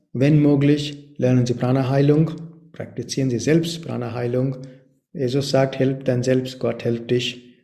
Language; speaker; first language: German; non-native, learner; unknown